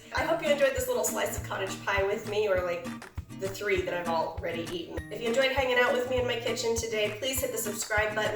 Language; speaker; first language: English; native; English